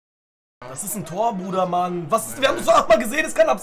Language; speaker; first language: German; early bilingual, other home language; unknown